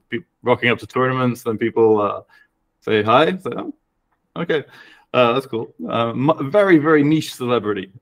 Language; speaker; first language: English; native; English